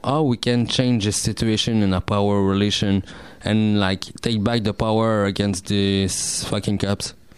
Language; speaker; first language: English; non-native, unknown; French